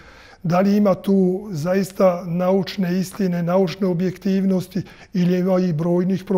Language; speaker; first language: Serbian; native; Serbian